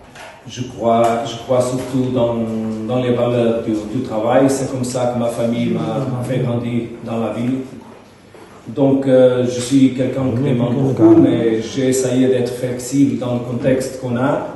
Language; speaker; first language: French; non-native, fluent; Portuguese